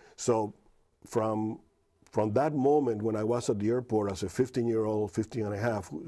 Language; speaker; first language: English; non-native, fluent; Spanish